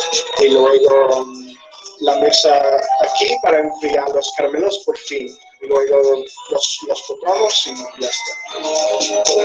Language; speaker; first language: Spanish; non-native, fluent; English